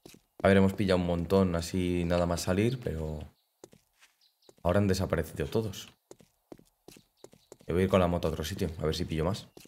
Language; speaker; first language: Spanish; native; Spanish